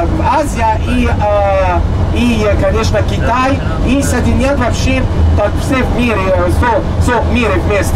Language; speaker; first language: Russian; non-native, learner; Arabic